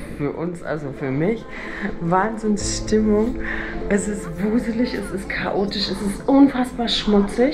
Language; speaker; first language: German; native; German